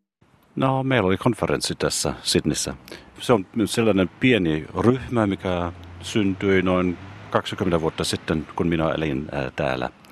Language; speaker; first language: Finnish; non-native, fluent; German